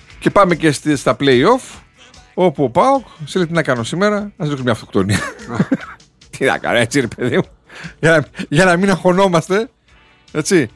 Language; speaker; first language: Greek; native; Greek